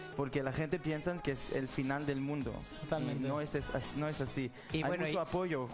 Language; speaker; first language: Spanish; non-native, learner; Hebrew